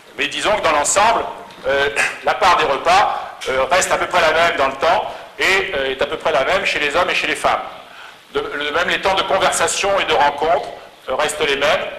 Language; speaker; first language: French; native; French